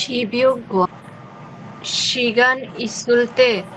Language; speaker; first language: Korean; non-native, learner; Bangla